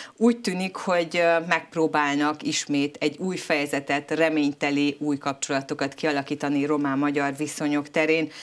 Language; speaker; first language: Hungarian; native; Hungarian